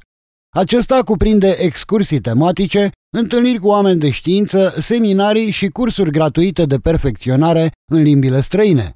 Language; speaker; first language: Romanian; native; Romanian